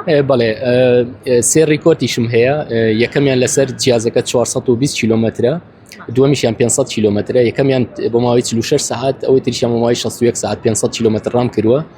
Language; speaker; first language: Central Kurdish; native; Central Kurdish